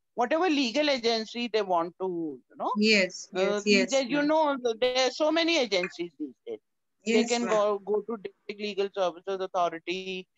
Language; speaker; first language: English; non-native, local second language; Hindi